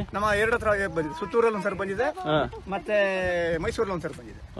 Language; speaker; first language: Kannada; native; Kannada